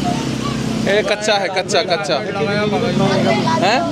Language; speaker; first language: Hindi; non-native, learner; Bangla